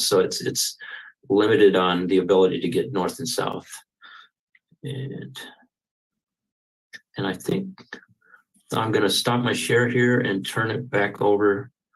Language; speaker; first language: English; native; English